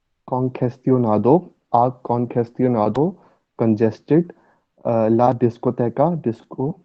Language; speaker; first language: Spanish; non-native, learner; Hindi